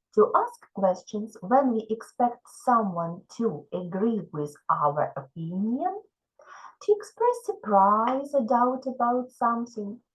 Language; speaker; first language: English; non-native, fluent; Ukrainian